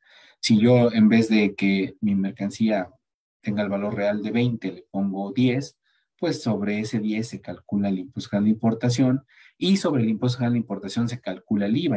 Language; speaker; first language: Spanish; native; Spanish